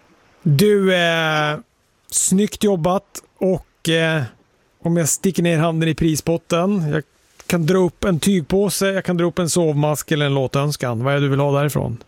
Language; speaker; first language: Swedish; native; Swedish